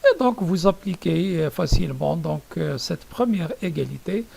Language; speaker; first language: French; non-native, local second language; Arabic